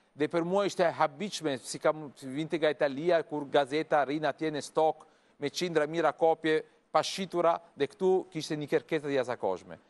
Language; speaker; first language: Albanian; non-native, learner; Italian